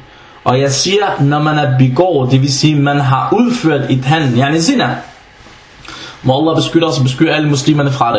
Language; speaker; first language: Danish; non-native, fluent; Arabic